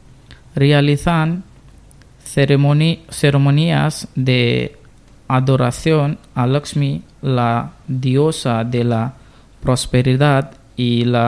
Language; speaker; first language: Spanish; non-native, learner; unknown